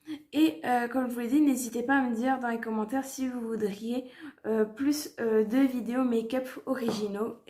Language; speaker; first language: French; native; French